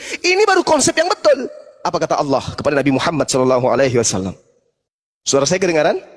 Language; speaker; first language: Indonesian; native; Indonesian